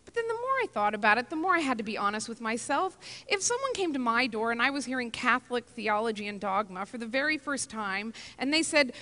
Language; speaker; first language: English; native; English